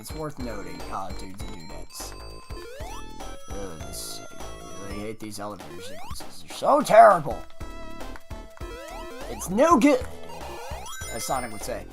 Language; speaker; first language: English; native; English